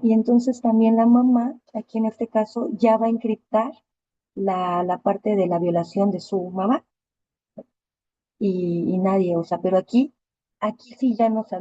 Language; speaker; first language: Spanish; native; Spanish